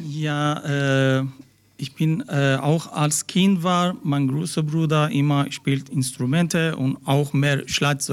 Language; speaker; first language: German; non-native, learner; Persian